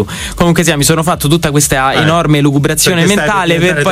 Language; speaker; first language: Italian; native; Italian